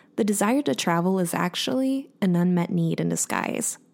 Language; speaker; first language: English; native; English